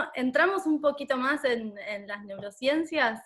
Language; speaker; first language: Spanish; native; Spanish